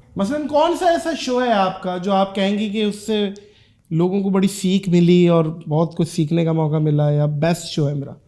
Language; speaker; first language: Urdu; native; Urdu